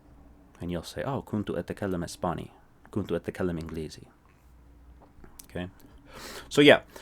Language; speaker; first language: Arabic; non-native, fluent; English